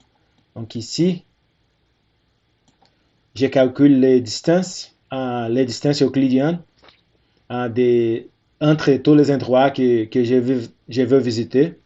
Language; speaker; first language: French; non-native, fluent; Portuguese